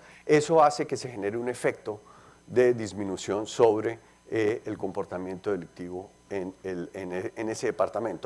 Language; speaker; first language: Spanish; native; Spanish